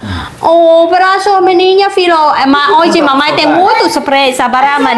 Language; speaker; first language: Portuguese; non-native, learner; Vietnamese